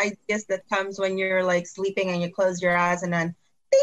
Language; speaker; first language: English; non-native, local second language; Filipino